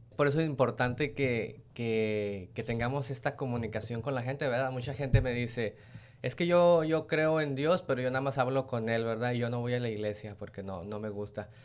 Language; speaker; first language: Spanish; native; Spanish